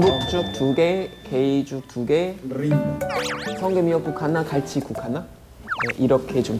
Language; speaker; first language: Korean; non-native, fluent; German